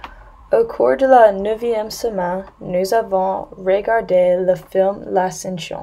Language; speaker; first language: French; non-native, learner; English